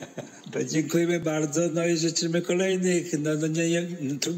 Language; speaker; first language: Polish; native; Polish